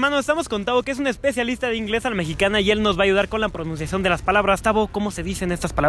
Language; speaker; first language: Spanish; native; Spanish